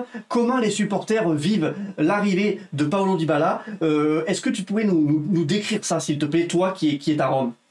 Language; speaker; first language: French; native; French